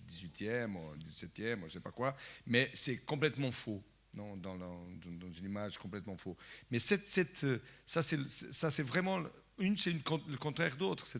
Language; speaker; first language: French; non-native, fluent; Portuguese